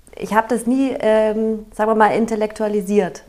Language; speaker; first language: German; native; German